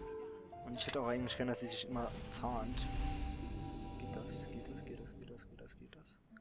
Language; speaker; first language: German; native; German